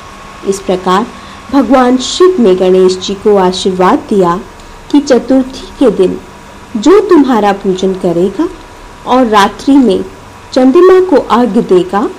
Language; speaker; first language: Hindi; native; Hindi